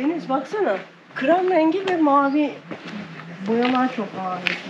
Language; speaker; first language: Turkish; native; Turkish